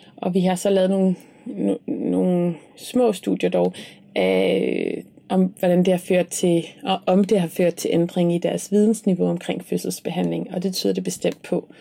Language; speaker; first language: Danish; native; Danish